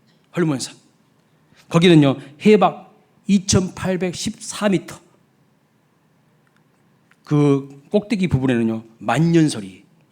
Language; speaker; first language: Korean; native; Korean